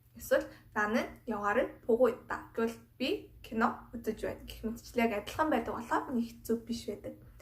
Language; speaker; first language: Mongolian; non-native, fluent; Korean